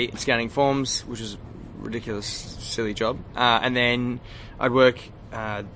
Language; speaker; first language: English; native; English